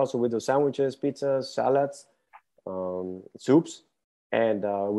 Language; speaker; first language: English; non-native, fluent; Spanish